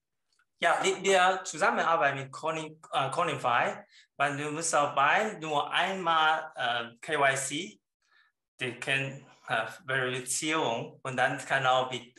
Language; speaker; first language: German; non-native, learner; Chinese